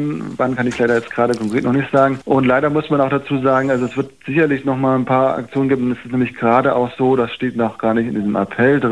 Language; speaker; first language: German; native; German